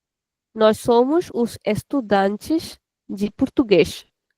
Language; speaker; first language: Portuguese; non-native, fluent; Hindi